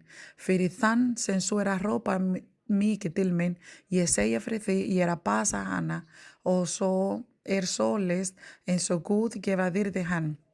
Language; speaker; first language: Icelandic; non-native, learner; Spanish